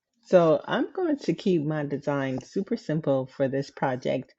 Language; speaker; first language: English; native; English